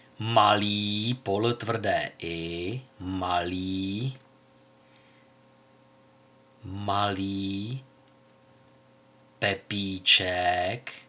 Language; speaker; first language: Czech; native; Czech